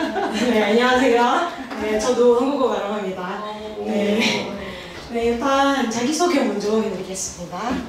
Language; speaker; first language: Korean; non-native, fluent; Indonesian